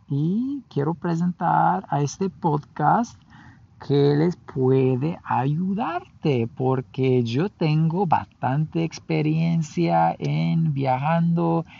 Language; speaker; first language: Spanish; non-native, learner; English